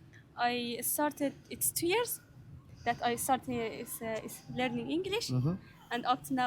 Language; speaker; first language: English; non-native, learner; Persian